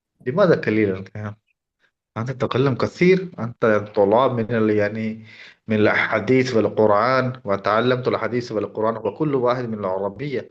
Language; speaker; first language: Arabic; non-native, learner; Urdu